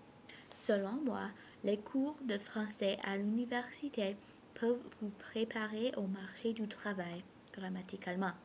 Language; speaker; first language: French; non-native, learner; English